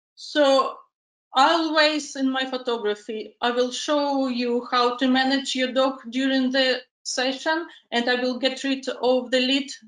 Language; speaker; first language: English; non-native, fluent; Ukrainian